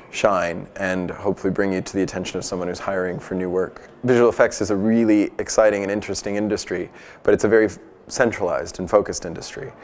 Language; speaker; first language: English; native; English